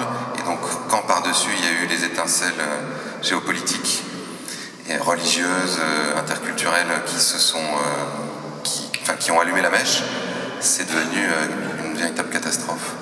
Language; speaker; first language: French; native; French